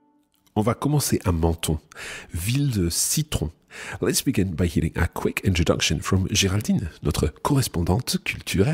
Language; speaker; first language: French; non-native, fluent; English